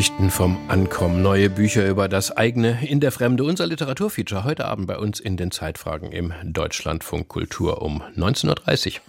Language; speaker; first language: German; native; German